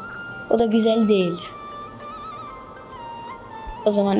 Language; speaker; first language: Turkish; early bilingual, heritage; Turkish